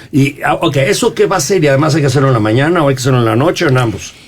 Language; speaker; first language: Spanish; native; Spanish